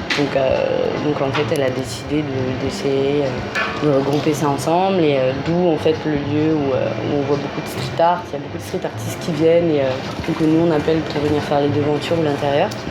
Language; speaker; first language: French; native; French